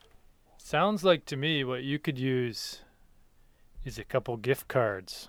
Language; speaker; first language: English; native; English